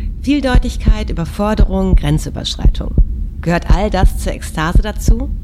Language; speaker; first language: German; native; German